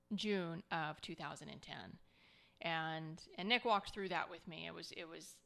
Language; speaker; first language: English; native; English